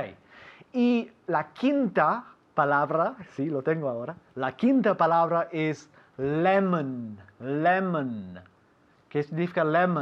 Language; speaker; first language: Spanish; non-native, fluent; English